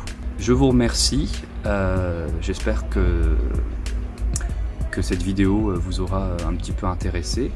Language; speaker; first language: French; native; French